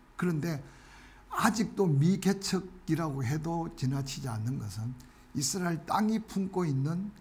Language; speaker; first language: Korean; native; Korean